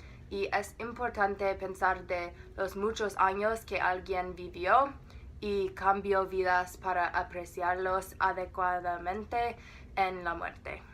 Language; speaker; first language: Spanish; non-native, learner; English